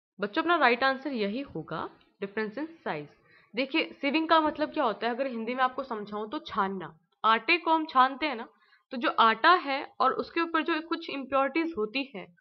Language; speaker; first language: Hindi; native; Hindi